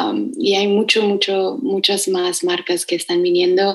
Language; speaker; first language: Spanish; early bilingual, heritage; Spanish